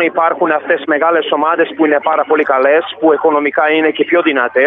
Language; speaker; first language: Greek; non-native, fluent; Serbian